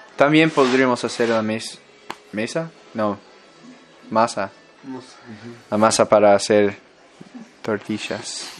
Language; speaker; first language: Spanish; non-native, learner; English